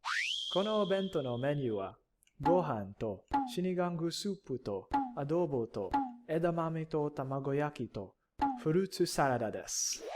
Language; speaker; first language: Japanese; non-native, learner; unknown